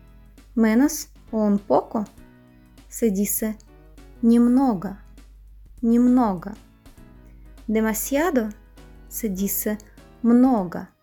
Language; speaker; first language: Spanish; non-native, fluent; Russian